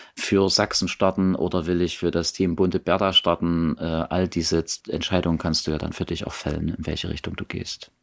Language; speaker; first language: German; native; German